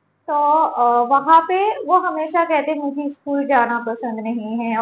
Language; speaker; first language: Hindi; non-native, learner; Sinhala